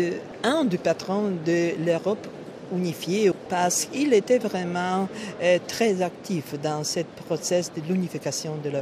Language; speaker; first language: French; non-native, fluent; Polish